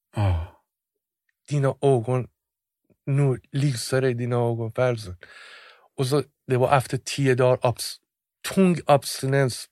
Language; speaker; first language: Swedish; non-native, fluent; Persian